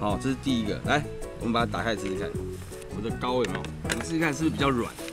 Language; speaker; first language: Chinese; native; Chinese